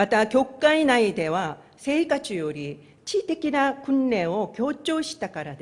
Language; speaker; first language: Japanese; non-native, fluent; Korean